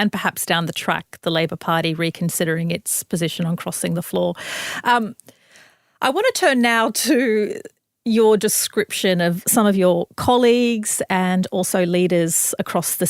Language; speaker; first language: English; native; English